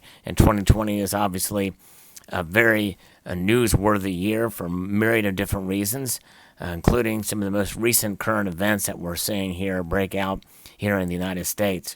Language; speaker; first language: English; native; English